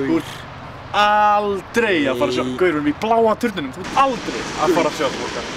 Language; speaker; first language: Icelandic; native; Icelandic